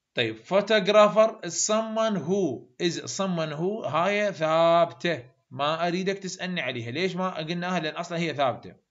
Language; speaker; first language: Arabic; native; Arabic